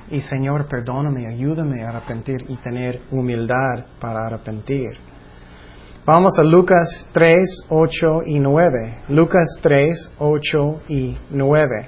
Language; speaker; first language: Spanish; non-native, fluent; English